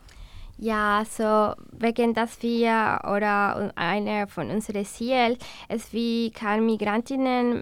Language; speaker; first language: German; non-native, learner; Spanish